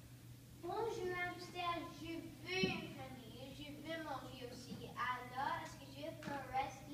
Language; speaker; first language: French; non-native, learner; English